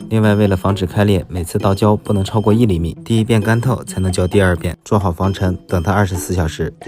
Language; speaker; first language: Chinese; native; Chinese